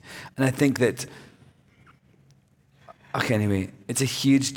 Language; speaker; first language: English; native; English